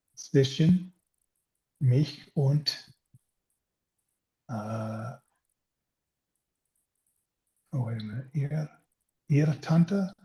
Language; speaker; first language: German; non-native, learner; English